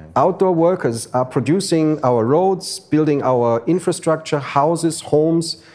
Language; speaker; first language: English; non-native, fluent; German